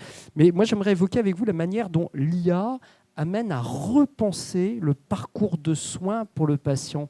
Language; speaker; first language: French; native; French